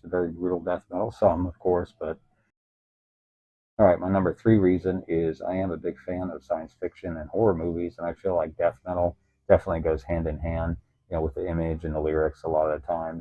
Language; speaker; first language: English; native; English